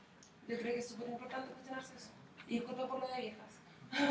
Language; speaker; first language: Spanish; native; Spanish